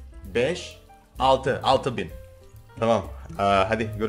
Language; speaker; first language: Turkish; non-native, learner; Indonesian